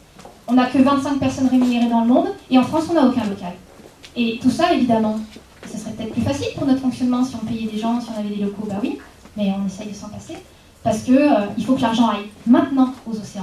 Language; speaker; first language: French; native; French